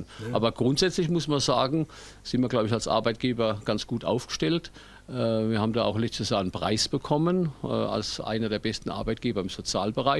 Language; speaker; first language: German; native; German